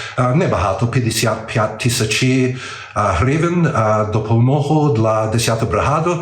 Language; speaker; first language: Ukrainian; early bilingual, heritage; Ukrainian